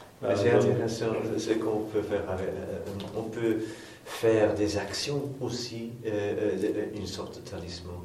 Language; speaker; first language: French; non-native, fluent; English